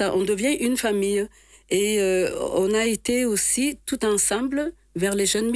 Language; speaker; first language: French; native; French